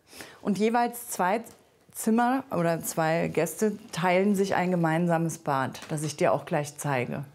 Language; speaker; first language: German; native; German